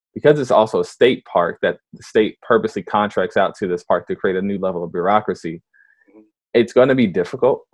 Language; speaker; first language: English; native; English